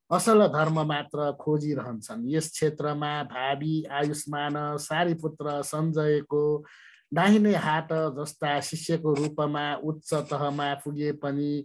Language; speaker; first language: Nepali; non-native, local second language; Newari